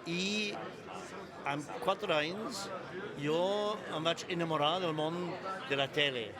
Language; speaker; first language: Catalan; non-native, fluent; English